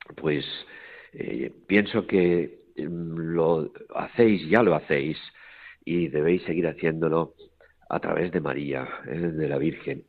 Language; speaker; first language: Spanish; native; Spanish